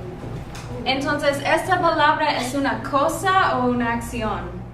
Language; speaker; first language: Spanish; non-native, fluent; English